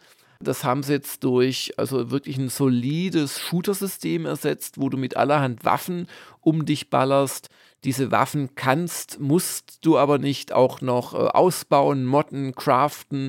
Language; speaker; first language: German; native; German